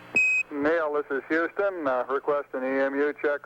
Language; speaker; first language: English; native; English